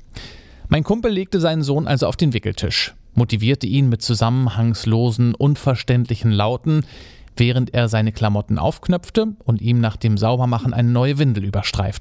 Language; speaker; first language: German; native; German